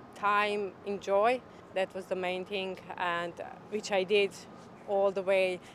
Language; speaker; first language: English; non-native, learner; Croatian